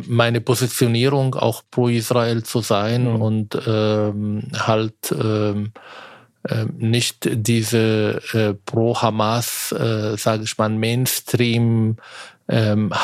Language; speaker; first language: German; non-native, fluent; Arabic